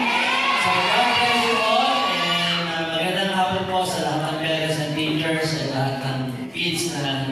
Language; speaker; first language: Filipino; native; Filipino